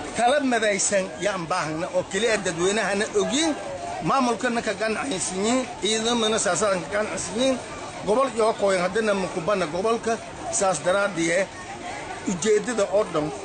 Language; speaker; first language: Somali; non-native, local second language; Maay